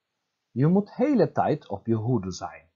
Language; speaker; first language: Dutch; non-native, fluent; Turkish